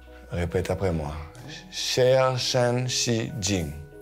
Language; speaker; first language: French; native; French